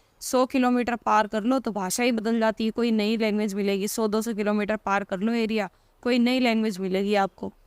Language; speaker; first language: Hindi; native; Hindi